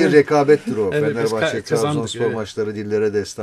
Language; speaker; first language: Turkish; native; Turkish